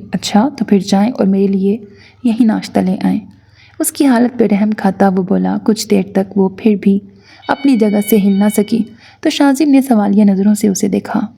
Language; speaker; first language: Urdu; native; Urdu